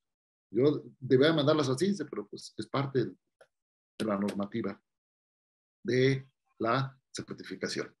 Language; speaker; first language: Spanish; native; Spanish